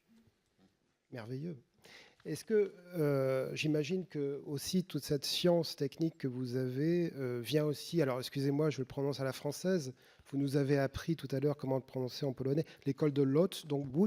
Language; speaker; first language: French; native; French